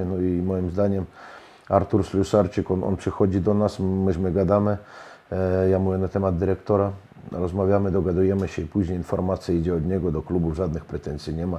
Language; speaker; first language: Polish; non-native, fluent; Russian